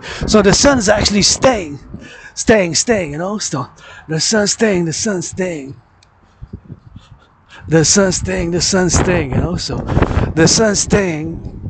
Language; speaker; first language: English; non-native, local second language; French